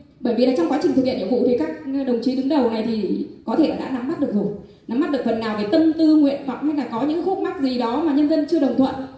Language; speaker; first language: Vietnamese; non-native, local second language; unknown